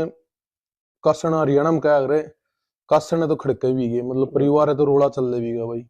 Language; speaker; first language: Hindi; non-native, local second language; Punjabi